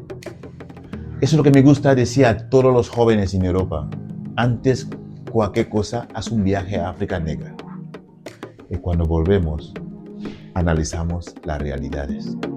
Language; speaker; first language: Spanish; non-native, fluent; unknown